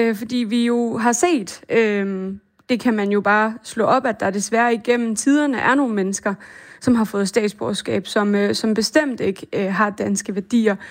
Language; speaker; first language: Danish; native; Danish